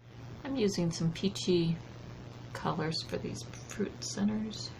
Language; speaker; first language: English; native; English